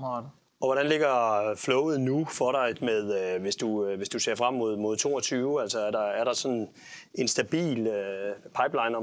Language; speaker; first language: Danish; native; Danish